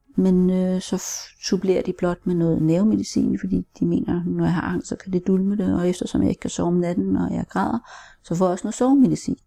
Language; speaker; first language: Danish; native; Danish